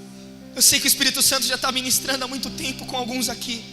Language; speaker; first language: Portuguese; native; Portuguese